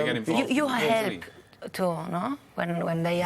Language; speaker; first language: English; non-native, learner; Catalan